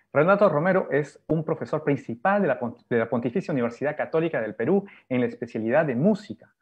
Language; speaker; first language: Spanish; native; Spanish